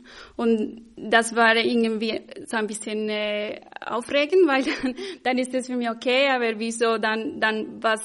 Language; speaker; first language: German; non-native, fluent; Spanish